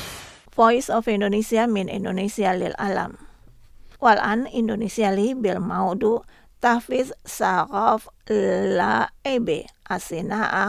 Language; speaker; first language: Arabic; non-native, fluent; Indonesian